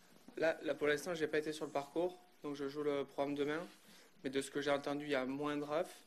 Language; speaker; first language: French; native; French